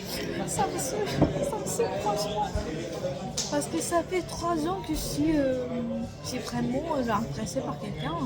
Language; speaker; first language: French; non-native, learner; Korean